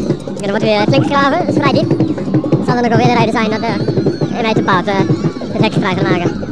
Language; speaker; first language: Dutch; native; Dutch